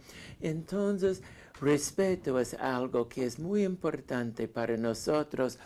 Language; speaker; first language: Spanish; non-native, fluent; English